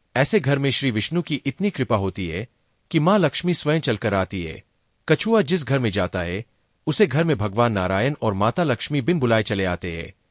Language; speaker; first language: Hindi; non-native, local second language; Gujarati